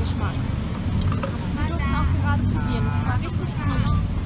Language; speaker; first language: German; native; German